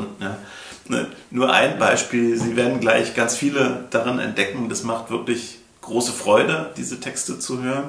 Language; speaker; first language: German; native; German